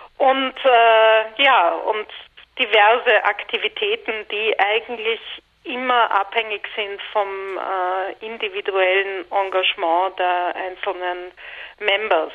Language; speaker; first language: German; native; German